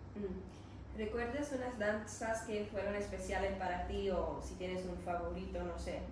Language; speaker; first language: Spanish; non-native, learner; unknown